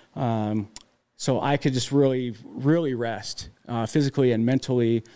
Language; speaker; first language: English; native; English